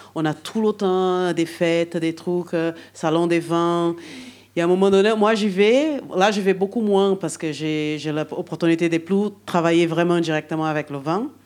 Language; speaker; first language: French; non-native, fluent; Portuguese